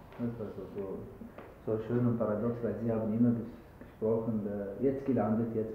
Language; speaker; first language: German; non-native, learner; Arabic